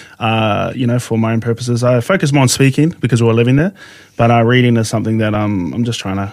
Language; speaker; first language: English; native; English